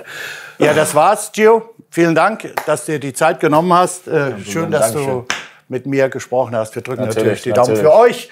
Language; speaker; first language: German; native; German